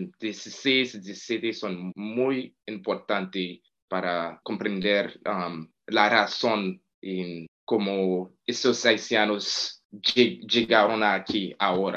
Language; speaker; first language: Spanish; non-native, fluent; Haitian Creole